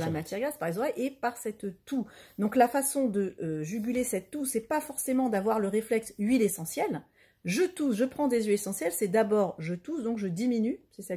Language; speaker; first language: French; native; French